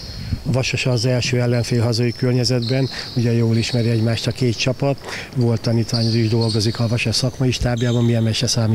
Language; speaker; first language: Hungarian; native; Hungarian